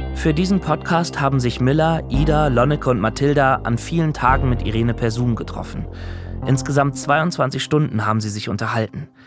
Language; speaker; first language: German; native; German